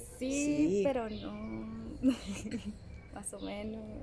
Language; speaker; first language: Italian; non-native, learner; Spanish